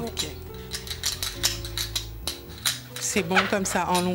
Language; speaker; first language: French; non-native, local second language; Morisyen